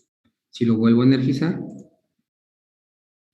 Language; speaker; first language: Spanish; native; Spanish